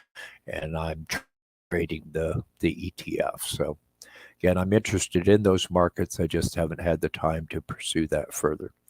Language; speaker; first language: English; native; English